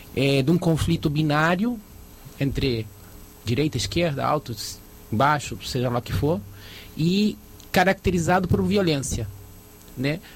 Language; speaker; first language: Portuguese; early bilingual, other home language; Spanish